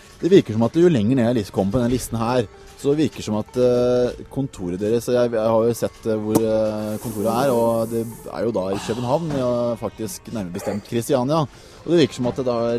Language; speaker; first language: Norwegian; native; Norwegian